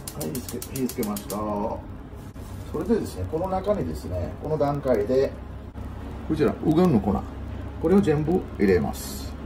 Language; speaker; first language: Japanese; non-native, fluent; Bangla